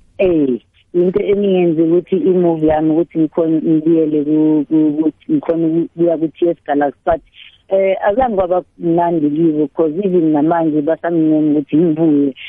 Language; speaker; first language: Zulu; non-native, local second language; South Ndebele